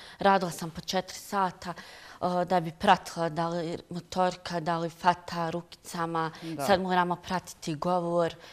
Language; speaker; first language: Bosnian; native; Bosnian